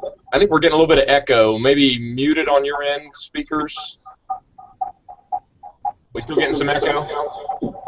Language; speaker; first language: English; native; English